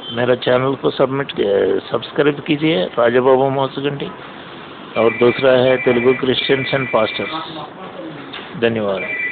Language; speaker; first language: Hindi; non-native, local second language; Telugu